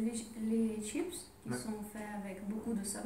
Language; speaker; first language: French; non-native, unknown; Ukrainian